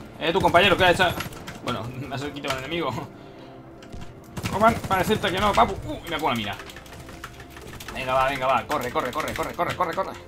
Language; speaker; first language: Spanish; native; Spanish